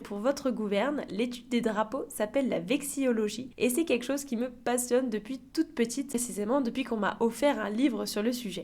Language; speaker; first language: French; native; French